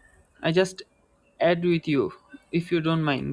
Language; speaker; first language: English; non-native, learner; Bangla